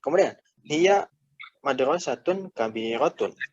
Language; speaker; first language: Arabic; non-native, fluent; Indonesian